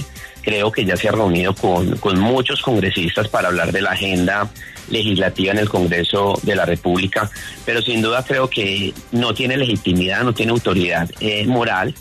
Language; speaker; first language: Spanish; native; Spanish